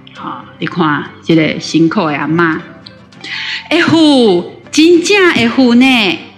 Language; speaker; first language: Chinese; native; Chinese